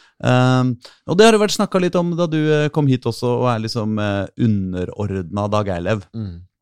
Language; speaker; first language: Norwegian; native; Norwegian